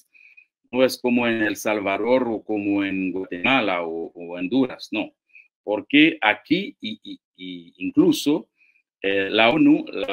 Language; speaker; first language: Spanish; non-native, fluent; Haitian Creole